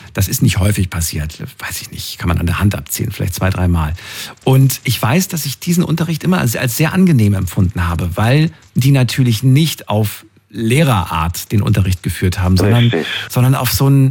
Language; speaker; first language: German; native; German